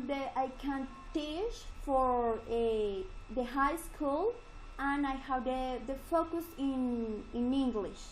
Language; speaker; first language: English; non-native, learner; Spanish